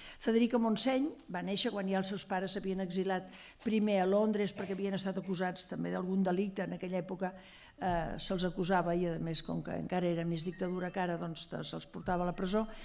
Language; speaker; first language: Catalan; native; Catalan